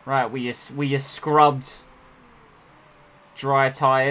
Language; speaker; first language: English; native; English